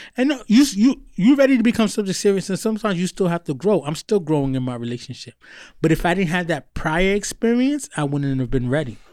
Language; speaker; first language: English; native; English